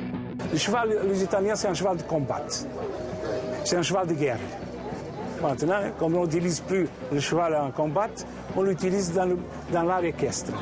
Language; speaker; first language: French; non-native, fluent; Portuguese